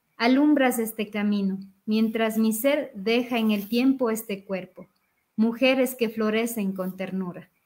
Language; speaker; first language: Spanish; non-native, local second language; Quechua